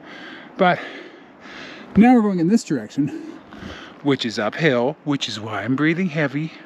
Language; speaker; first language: English; native; English